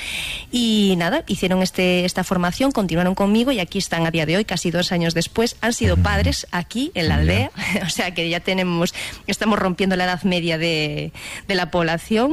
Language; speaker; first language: Spanish; native; Spanish